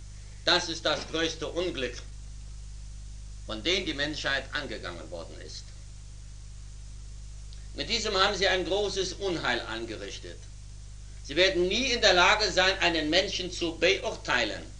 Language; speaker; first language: German; native; German